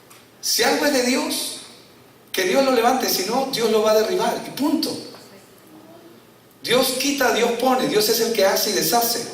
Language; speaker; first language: Spanish; native; Spanish